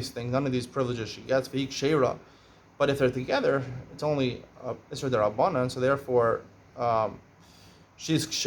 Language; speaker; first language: English; native; English